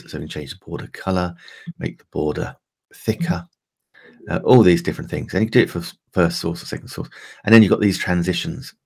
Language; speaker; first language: English; native; English